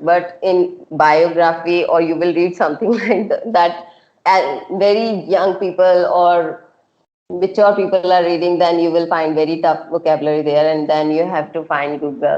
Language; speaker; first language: English; non-native, local second language; Hindi